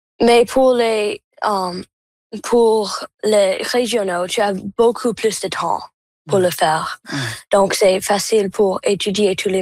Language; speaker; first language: French; non-native, local second language; English